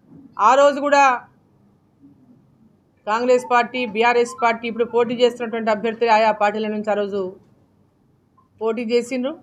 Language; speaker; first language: Telugu; native; Telugu